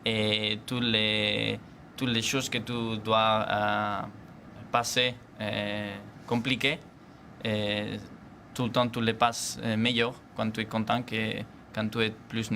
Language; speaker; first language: French; non-native, learner; Spanish